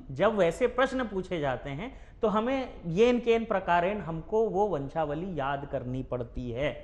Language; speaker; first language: Hindi; native; Hindi